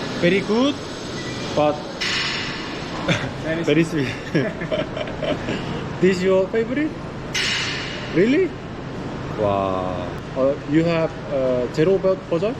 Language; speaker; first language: English; non-native, fluent; Finnish